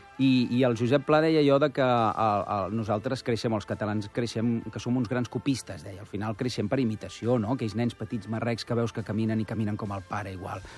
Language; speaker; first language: Catalan; native; Catalan